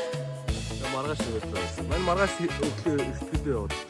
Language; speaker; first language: Mongolian; native; Mongolian